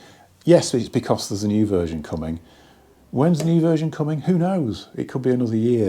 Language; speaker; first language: English; native; English